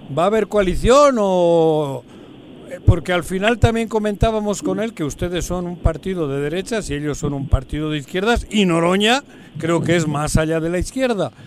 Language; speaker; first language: Spanish; native; Spanish